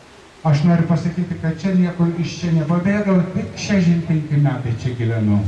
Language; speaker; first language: Lithuanian; non-native, learner; Latvian